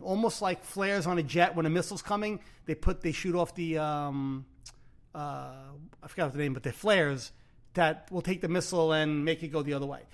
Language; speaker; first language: English; native; English